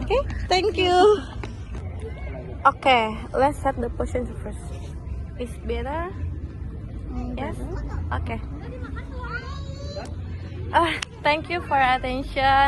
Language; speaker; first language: English; non-native, learner; Indonesian